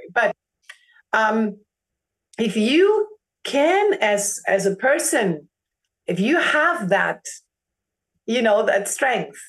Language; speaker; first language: English; non-native, fluent; German